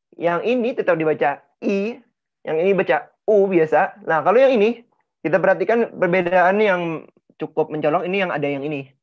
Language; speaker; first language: Indonesian; native; Indonesian